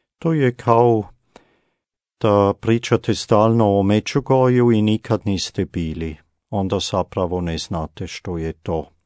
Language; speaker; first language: Croatian; non-native, fluent; German